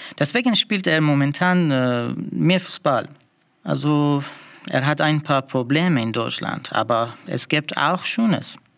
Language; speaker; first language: German; non-native, learner; Persian